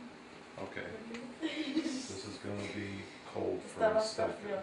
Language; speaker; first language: English; native; English